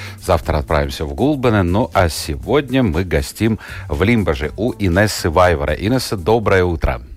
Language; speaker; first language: Russian; native; Russian